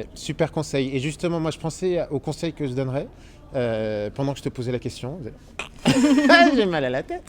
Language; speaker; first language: French; native; French